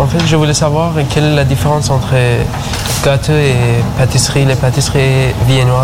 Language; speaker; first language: French; non-native, learner; Persian